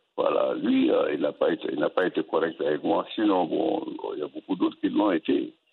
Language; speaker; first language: French; non-native, local second language; Bambara